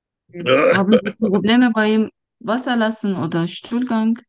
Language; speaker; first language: German; non-native, fluent; Turkish